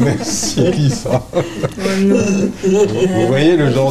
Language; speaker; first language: French; native; French